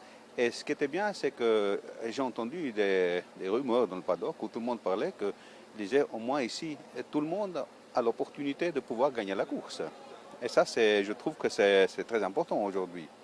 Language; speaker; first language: French; non-native, fluent; Italian